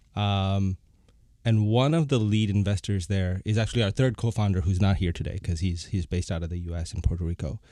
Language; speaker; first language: English; non-native, fluent; Bangla